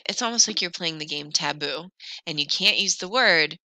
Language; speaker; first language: English; native; English